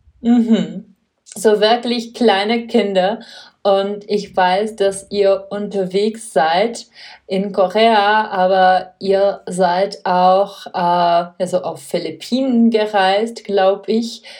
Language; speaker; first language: German; non-native, fluent; Czech